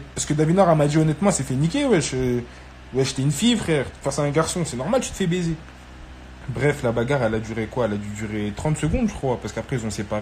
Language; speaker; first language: French; native; French